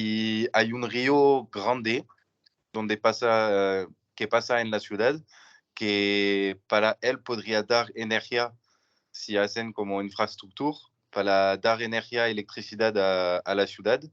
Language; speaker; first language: Spanish; non-native, learner; French